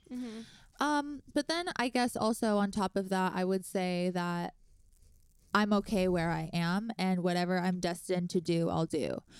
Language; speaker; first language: English; native; English